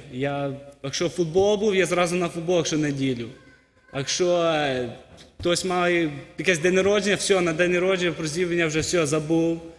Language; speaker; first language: Ukrainian; early bilingual, heritage; Ukrainian